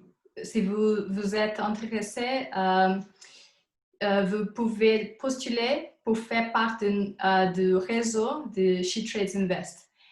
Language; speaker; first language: French; non-native, learner; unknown